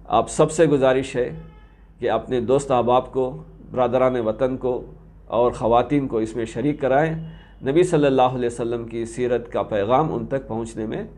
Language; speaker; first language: Hindi; non-native, local second language; Urdu